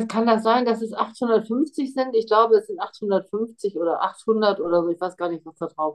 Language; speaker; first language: German; native; German